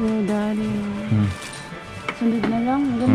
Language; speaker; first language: Filipino; native; Filipino